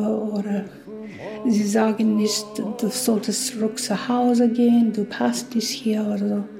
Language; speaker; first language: German; non-native, learner; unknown